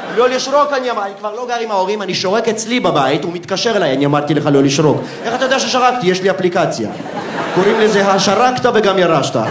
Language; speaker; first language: Hebrew; early bilingual, other home language; Russian